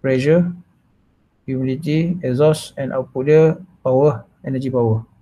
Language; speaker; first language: English; non-native, local second language; Malay